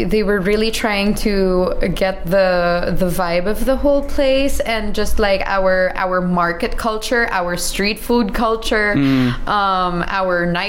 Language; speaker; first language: English; native; English